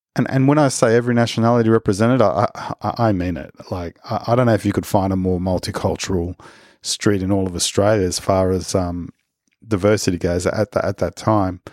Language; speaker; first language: English; early bilingual, other home language; Spanish